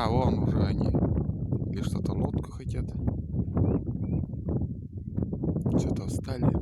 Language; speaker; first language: Russian; native; Russian